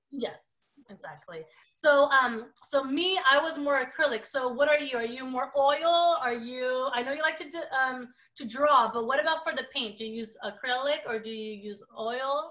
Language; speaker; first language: English; early bilingual, other home language; Portuguese